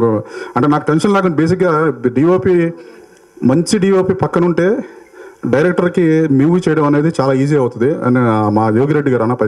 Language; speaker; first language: Telugu; native; Telugu